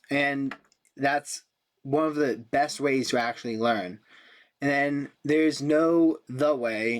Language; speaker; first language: English; native; English